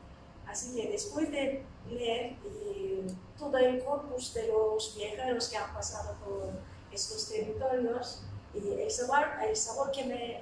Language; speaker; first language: Spanish; non-native, fluent; Turkish